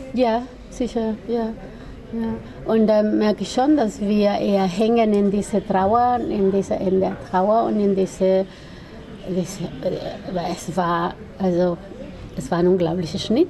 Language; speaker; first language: German; non-native, fluent; Spanish